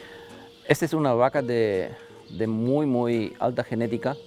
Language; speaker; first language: Spanish; non-native, local second language; German